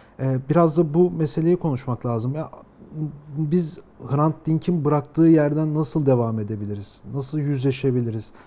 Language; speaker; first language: Turkish; native; Turkish